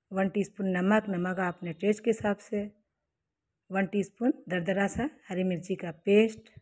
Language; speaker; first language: Hindi; native; Hindi